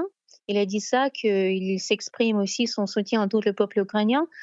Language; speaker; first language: French; non-native, fluent; Ukrainian